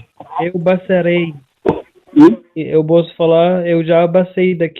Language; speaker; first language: Portuguese; non-native, learner; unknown